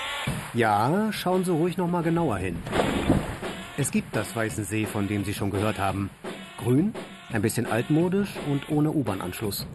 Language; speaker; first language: German; native; German